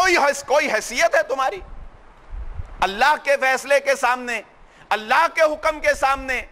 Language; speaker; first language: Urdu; non-native, local second language; Punjabi